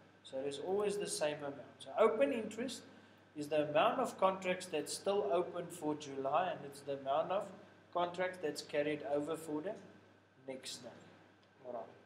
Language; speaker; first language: English; non-native, local second language; Afrikaans